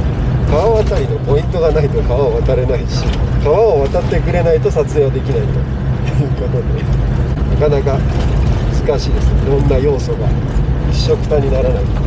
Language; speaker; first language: Japanese; native; Japanese